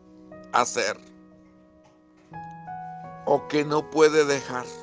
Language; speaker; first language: Spanish; native; Spanish